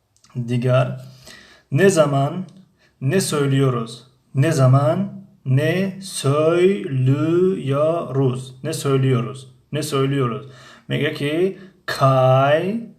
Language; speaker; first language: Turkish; non-native, fluent; Tajik